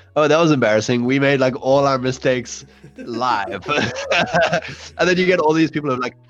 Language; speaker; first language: English; native; English